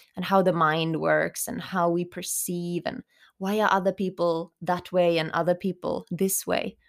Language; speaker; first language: English; non-native, fluent; Finnish